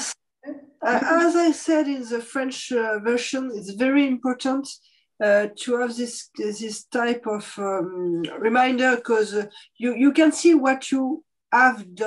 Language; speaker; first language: English; non-native, fluent; French